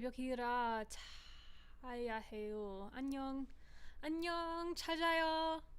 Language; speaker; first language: Korean; non-native, learner; English